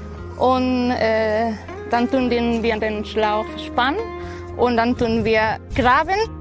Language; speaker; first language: German; non-native, fluent; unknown